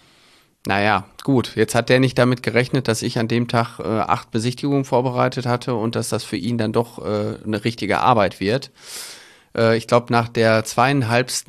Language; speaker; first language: German; native; German